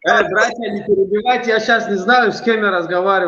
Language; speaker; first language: Russian; non-native, local second language; Tajik